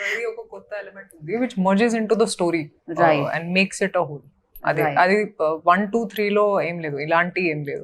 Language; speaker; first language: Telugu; non-native, fluent; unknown